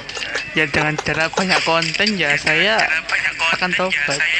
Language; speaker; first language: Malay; non-native, local second language; Javanese